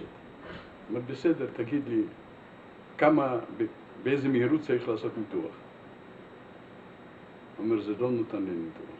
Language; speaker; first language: Hebrew; non-native, fluent; Russian